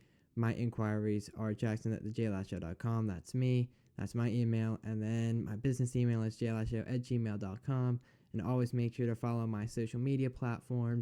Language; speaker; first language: English; native; English